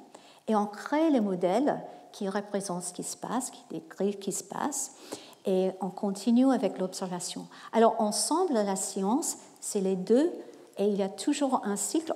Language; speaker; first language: French; non-native, fluent; English